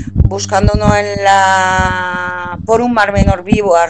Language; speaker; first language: Spanish; non-native, fluent; French